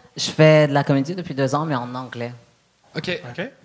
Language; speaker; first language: French; native; French